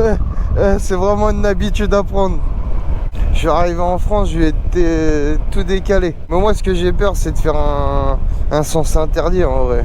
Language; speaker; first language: French; native; French